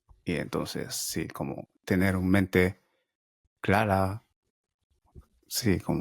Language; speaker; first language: Spanish; non-native, fluent; Japanese